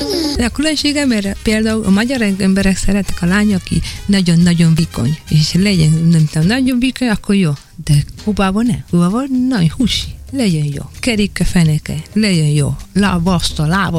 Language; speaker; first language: Hungarian; non-native, learner; Spanish